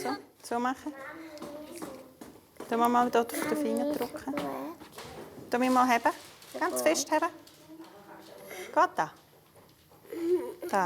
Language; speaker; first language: German; native; German